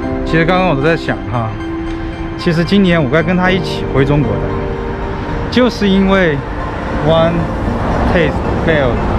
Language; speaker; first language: Chinese; native; Chinese